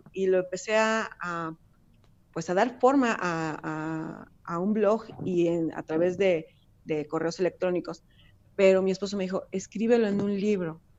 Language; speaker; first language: Spanish; native; Spanish